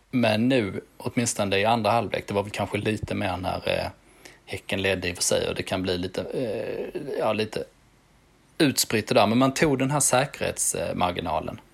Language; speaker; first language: Swedish; native; Swedish